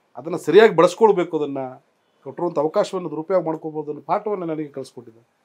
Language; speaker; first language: Kannada; non-native, local second language; Malayalam